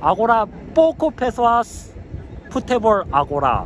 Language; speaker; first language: Portuguese; non-native, learner; Korean